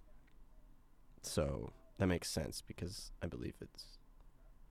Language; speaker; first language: English; native; English